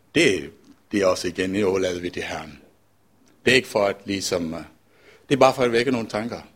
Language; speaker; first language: Danish; non-native, fluent; Sinhala